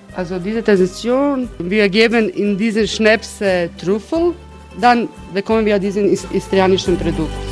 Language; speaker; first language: German; non-native, local second language; Croatian